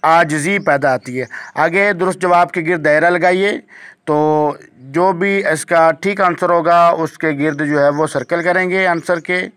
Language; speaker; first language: Urdu; native; Urdu